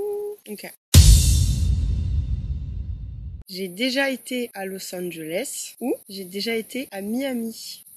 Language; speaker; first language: French; native; French